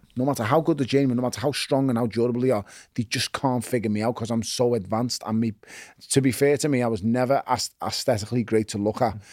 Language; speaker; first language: English; native; English